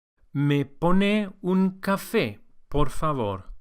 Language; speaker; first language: Spanish; non-native, fluent; English